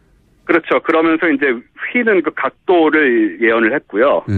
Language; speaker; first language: Korean; native; Korean